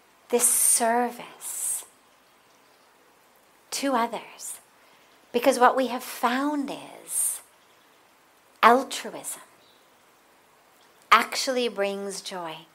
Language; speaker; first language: English; native; English